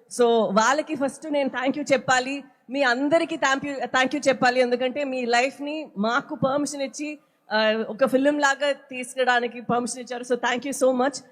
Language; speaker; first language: Telugu; non-native, fluent; Badaga